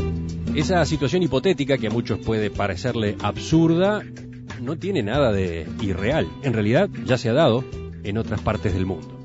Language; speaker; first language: Spanish; native; Spanish